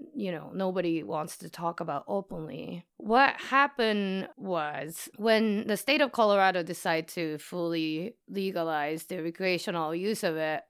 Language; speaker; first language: English; non-native, fluent; Japanese